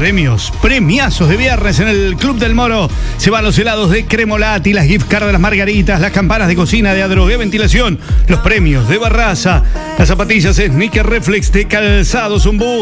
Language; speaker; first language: Spanish; native; Spanish